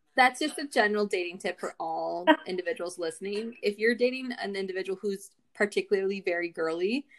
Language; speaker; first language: English; native; English